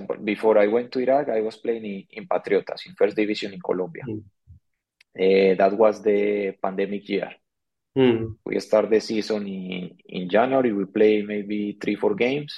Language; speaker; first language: English; non-native, learner; Spanish